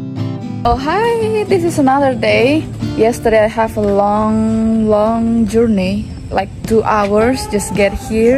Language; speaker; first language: English; non-native, learner; Indonesian